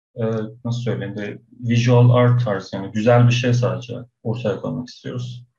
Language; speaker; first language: Turkish; non-native, fluent; Persian